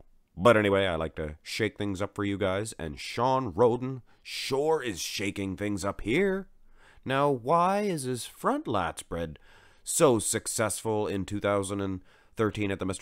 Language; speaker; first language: English; native; English